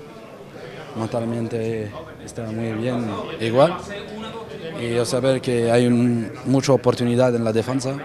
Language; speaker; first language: Spanish; non-native, learner; French